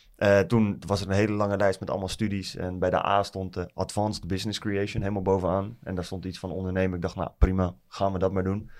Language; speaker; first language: Dutch; native; Dutch